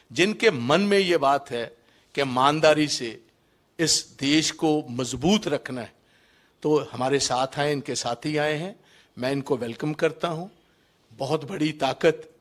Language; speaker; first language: Hindi; non-native, local second language; Punjabi